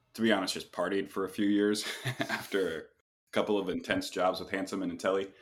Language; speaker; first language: English; native; English